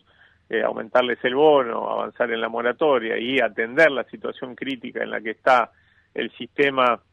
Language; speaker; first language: Spanish; native; Spanish